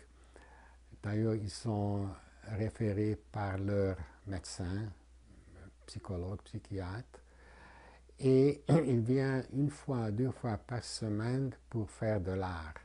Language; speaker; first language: French; non-native, fluent; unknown